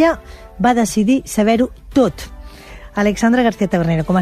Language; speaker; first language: Catalan; native; Catalan